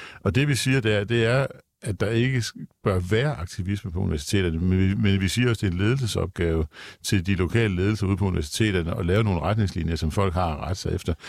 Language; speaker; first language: Danish; native; Danish